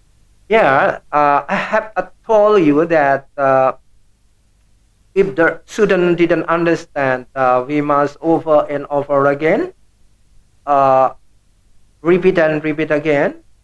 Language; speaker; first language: English; non-native, learner; Indonesian